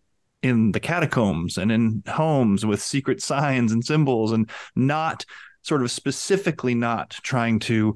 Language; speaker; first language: English; native; English